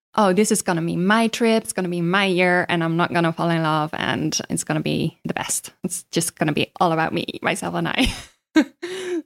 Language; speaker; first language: English; non-native, fluent; Dutch